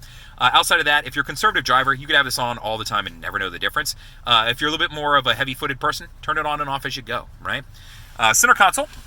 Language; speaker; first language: English; native; English